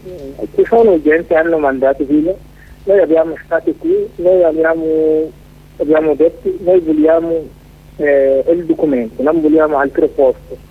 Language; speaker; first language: Italian; non-native, learner; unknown